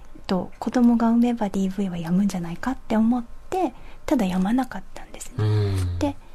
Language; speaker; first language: Japanese; native; Japanese